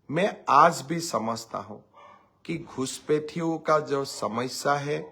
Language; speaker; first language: Hindi; non-native, local second language; Assamese